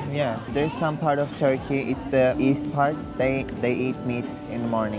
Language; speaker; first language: English; non-native, fluent; Turkish